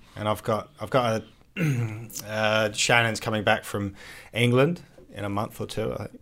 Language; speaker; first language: English; native; English